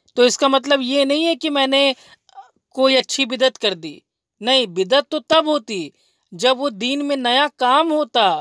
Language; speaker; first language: Hindi; native; Hindi